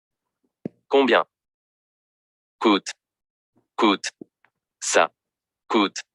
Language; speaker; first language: French; non-native, learner; Vietnamese